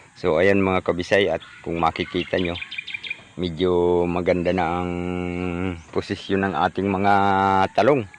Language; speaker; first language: Filipino; non-native, local second language; Cebuano